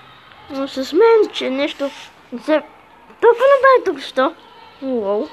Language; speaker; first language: Bulgarian; native; Bulgarian